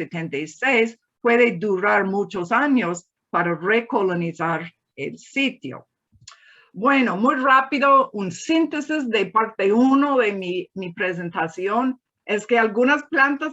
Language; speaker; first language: Spanish; non-native, fluent; English